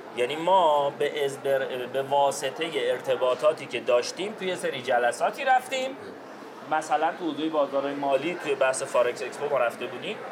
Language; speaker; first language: Persian; non-native, local second language; Azerbaijani